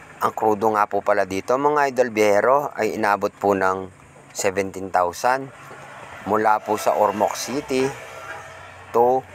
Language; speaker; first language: Filipino; non-native, local second language; Pampanga